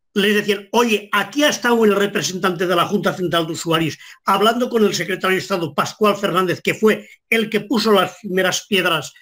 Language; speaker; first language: Spanish; native; Spanish